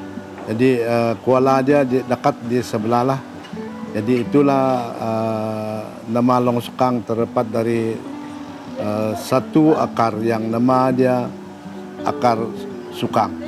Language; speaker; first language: Indonesian; non-native, local second language; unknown